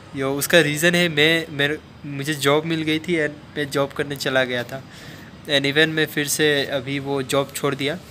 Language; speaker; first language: Hindi; non-native, local second language; Assamese